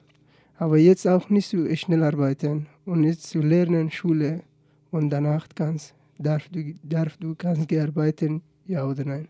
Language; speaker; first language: German; non-native, learner; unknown